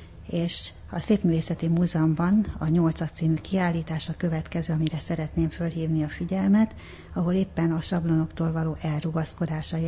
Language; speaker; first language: Hungarian; native; Hungarian